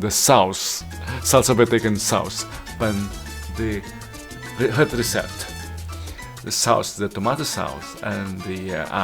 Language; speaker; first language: Dutch; non-native, learner; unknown